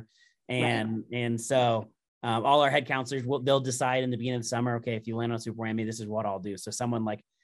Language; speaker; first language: English; native; English